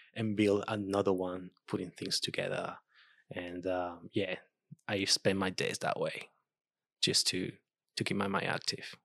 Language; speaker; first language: English; non-native, fluent; Spanish